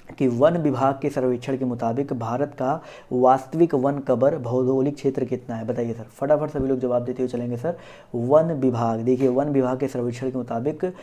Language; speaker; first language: Hindi; native; Hindi